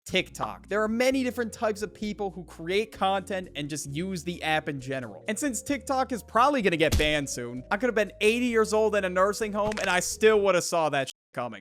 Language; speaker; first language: English; native; English